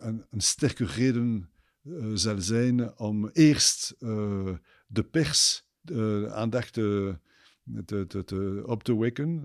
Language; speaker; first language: Dutch; non-native, fluent; French